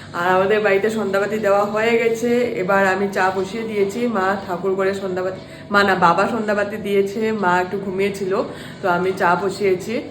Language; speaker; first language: Bangla; native; Bangla